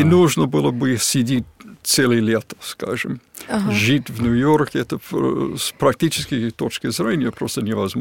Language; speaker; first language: Russian; non-native, fluent; English